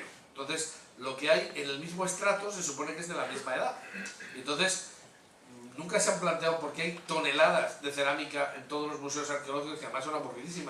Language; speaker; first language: Spanish; native; Spanish